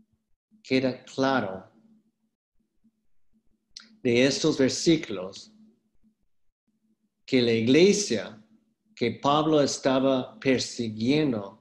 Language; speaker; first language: Spanish; non-native, fluent; English